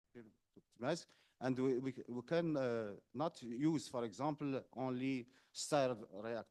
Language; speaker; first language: English; non-native, fluent; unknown